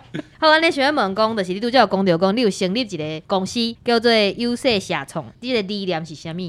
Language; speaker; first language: Min Nan Chinese; non-native, local second language; Chinese